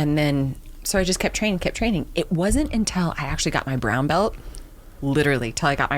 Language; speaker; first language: English; native; English